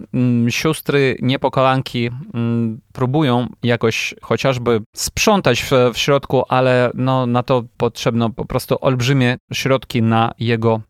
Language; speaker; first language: Polish; non-native, fluent; Ukrainian